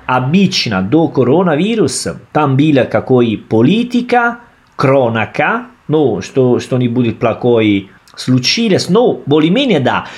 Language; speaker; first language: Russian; non-native, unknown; Italian